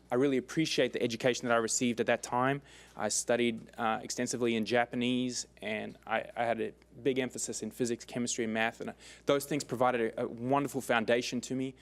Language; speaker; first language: English; native; English